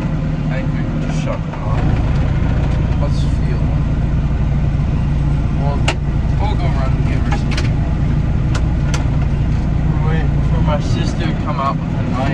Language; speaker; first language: English; native; English